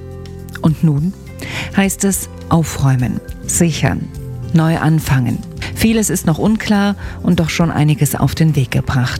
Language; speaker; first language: German; native; German